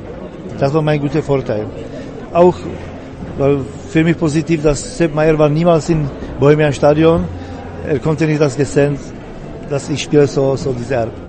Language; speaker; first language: German; non-native, fluent; Czech